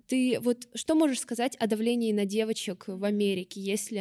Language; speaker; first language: Russian; native; Russian